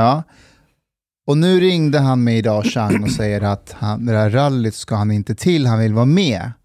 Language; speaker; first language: Swedish; early bilingual, other home language; Persian